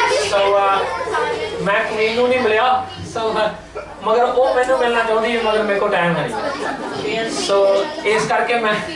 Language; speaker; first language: Punjabi; early bilingual, heritage; Punjabi